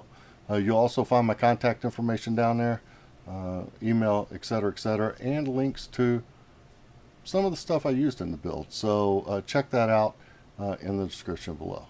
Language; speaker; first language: English; native; English